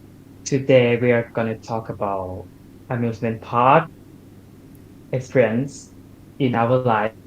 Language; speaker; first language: English; non-native, learner; Thai